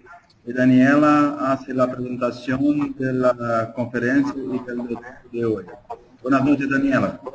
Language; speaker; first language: Spanish; non-native, fluent; Portuguese